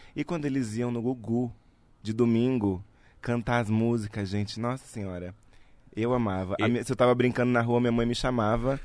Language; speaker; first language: Portuguese; native; Portuguese